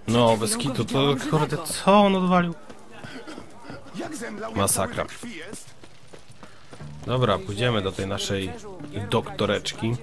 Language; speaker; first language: Polish; native; Polish